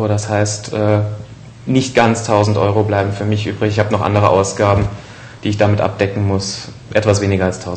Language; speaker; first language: German; native; German